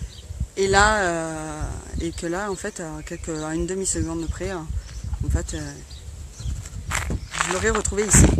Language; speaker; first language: French; native; French